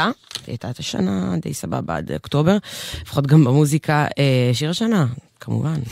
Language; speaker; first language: Hebrew; native; Hebrew